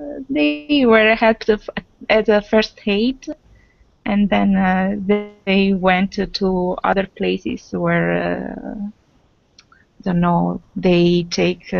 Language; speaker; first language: English; non-native, fluent; Italian